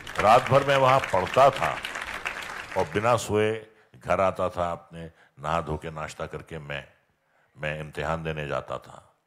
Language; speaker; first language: Hindi; native; Hindi